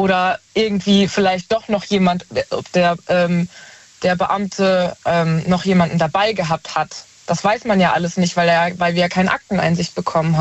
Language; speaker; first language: German; native; German